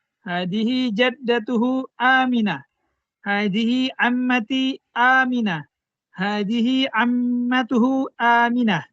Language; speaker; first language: Arabic; non-native, learner; Indonesian